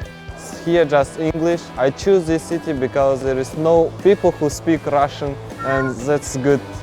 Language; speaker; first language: English; non-native, learner; Russian